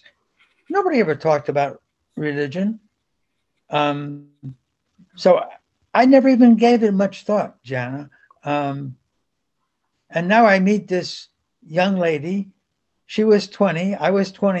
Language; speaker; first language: English; early bilingual, other home language; Spanish